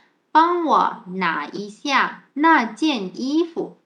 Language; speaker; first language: Chinese; non-native, fluent; Malay